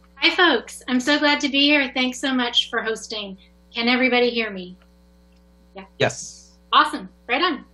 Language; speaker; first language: English; native; English